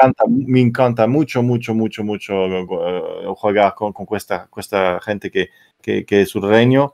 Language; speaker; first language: Spanish; non-native, learner; Italian